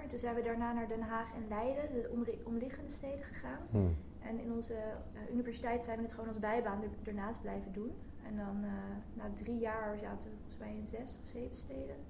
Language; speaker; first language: Dutch; native; Dutch